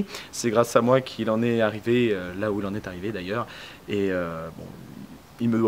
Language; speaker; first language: French; native; French